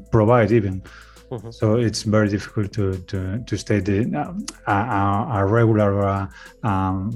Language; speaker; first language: English; non-native, learner; Spanish